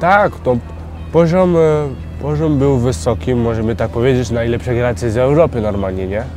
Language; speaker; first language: Polish; early bilingual, heritage; French